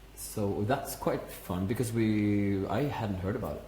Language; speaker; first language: English; non-native, fluent; Norwegian